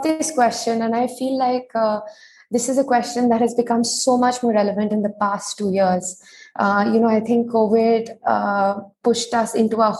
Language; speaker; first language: English; non-native, local second language; Hindi